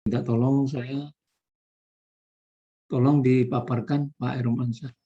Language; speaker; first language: Indonesian; native; Indonesian